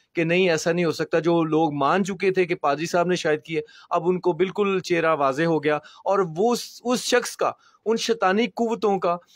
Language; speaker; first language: Urdu; non-native, local second language; Punjabi